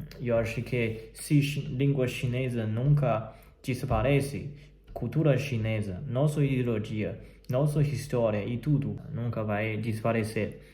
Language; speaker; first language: Portuguese; non-native, fluent; Chinese